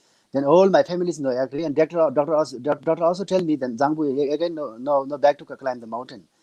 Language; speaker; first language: English; non-native, learner; Nepali